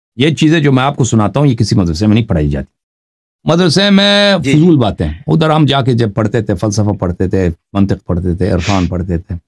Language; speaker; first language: Urdu; non-native, fluent; Persian